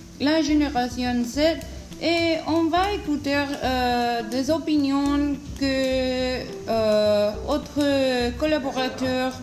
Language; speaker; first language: French; non-native, learner; Spanish